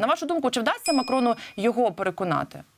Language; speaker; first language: Ukrainian; native; Ukrainian